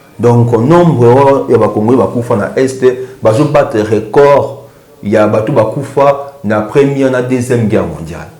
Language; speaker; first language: Lingala; native; Lingala